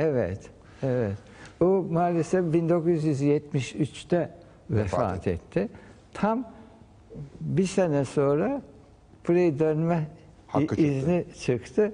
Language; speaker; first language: Turkish; early bilingual, heritage; Turkish